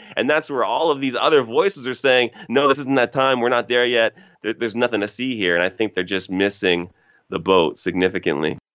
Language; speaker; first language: English; native; English